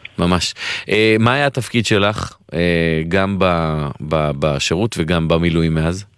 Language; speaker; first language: Hebrew; native; Hebrew